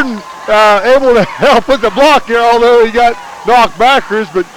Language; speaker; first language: English; native; English